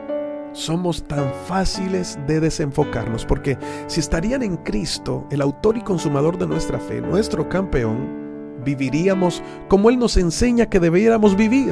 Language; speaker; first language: Spanish; native; Spanish